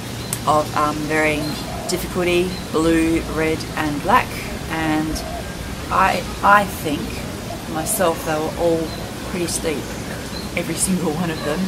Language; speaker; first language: English; native; English